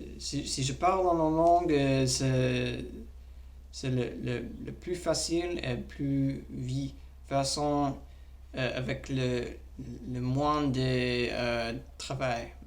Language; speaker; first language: French; non-native, learner; English